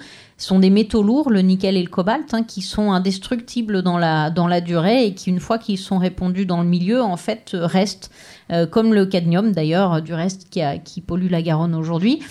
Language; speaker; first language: French; native; French